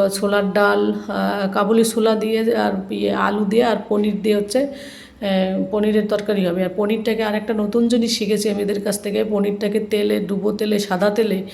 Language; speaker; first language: Bangla; native; Bangla